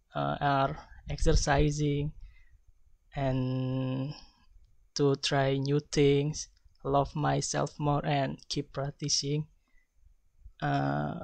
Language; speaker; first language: English; non-native, learner; Indonesian